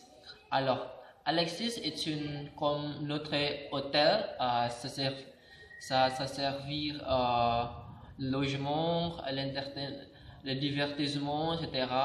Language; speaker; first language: French; non-native, learner; Indonesian